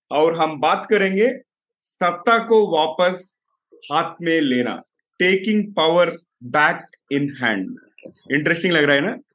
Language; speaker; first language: Hindi; native; Hindi